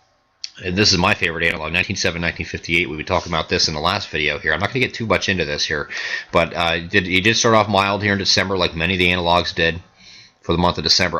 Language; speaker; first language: English; native; English